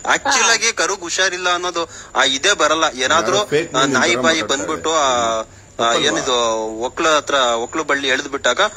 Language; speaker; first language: Kannada; native; Kannada